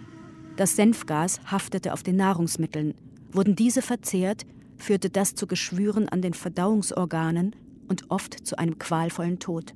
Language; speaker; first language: German; native; German